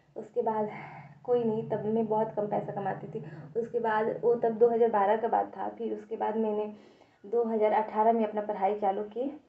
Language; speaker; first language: Hindi; native; Hindi